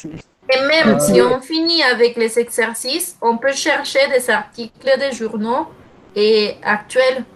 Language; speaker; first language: French; non-native, fluent; Spanish